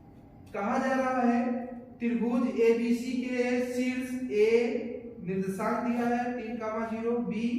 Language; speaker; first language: Hindi; native; Hindi